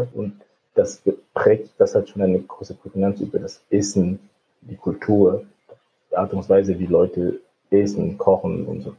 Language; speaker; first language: German; non-native, fluent; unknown